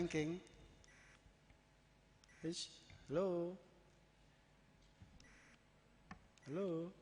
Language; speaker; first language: English; non-native, learner; Indonesian